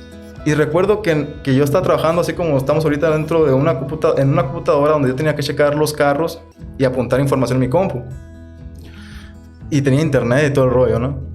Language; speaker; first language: Spanish; native; Spanish